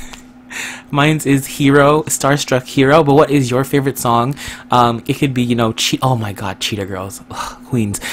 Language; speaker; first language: English; native; English